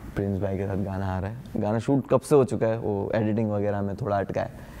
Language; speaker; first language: Hindi; non-native, local second language; Gujarati